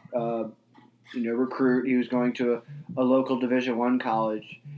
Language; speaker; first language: English; native; English